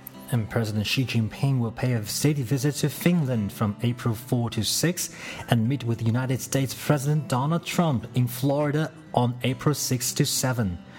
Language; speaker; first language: English; non-native, fluent; Chinese